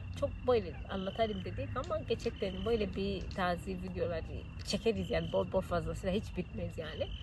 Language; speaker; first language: Turkish; non-native, fluent; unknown